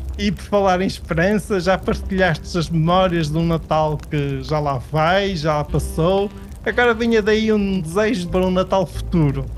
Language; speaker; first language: Portuguese; early bilingual, heritage; Portuguese